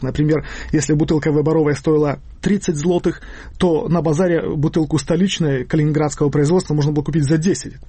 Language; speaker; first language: Russian; native; Russian